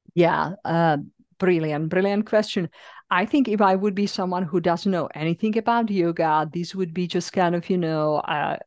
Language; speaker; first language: English; non-native, fluent; Czech